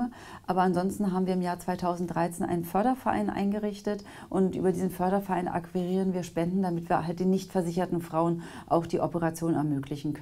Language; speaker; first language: German; native; German